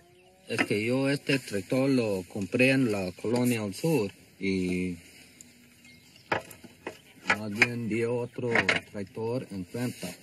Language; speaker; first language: Spanish; non-native, local second language; Plautdietsch